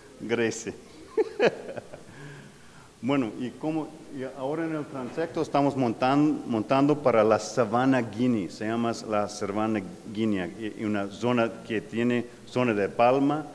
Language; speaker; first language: Spanish; non-native, learner; English